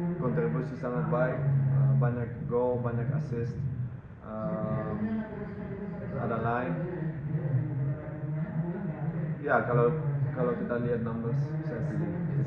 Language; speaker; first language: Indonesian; non-native, fluent; Dutch